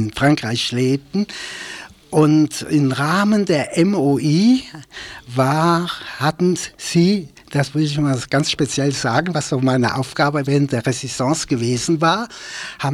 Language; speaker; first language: German; native; German